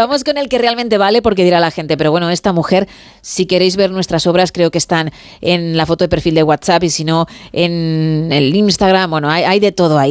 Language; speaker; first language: Spanish; native; Spanish